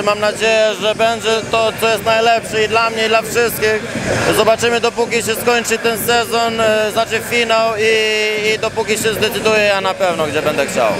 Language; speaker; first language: Polish; non-native, fluent; Albanian